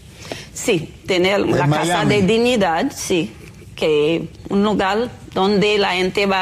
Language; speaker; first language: Spanish; non-native, fluent; Haitian Creole